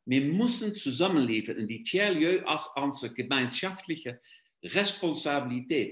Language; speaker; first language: German; non-native, fluent; Luxembourgish